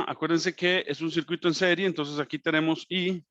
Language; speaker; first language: Spanish; native; Spanish